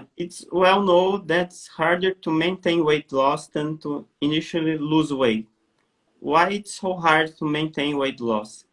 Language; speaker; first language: English; non-native, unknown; Portuguese